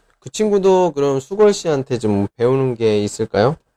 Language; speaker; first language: Korean; native; Korean